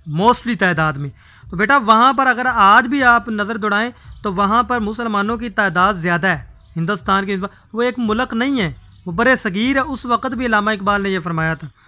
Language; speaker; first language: Urdu; native; Urdu